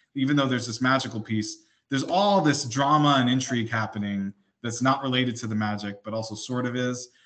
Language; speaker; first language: English; native; English